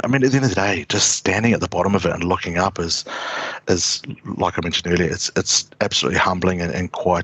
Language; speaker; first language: English; native; English